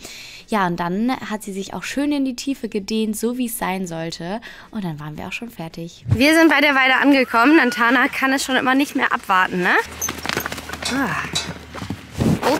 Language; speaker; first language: German; native; German